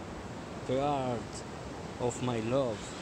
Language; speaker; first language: English; non-native, learner; Spanish